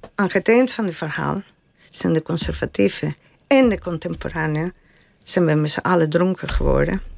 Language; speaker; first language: Dutch; non-native, fluent; Spanish